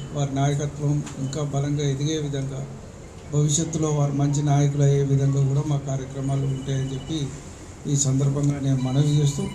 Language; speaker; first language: Telugu; native; Telugu